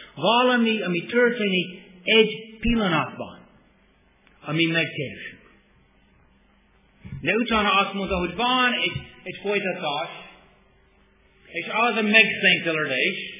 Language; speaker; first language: Hungarian; non-native, fluent; English